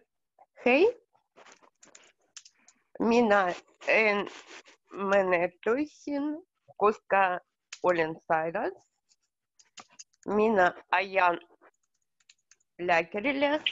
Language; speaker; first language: Finnish; non-native, learner; Russian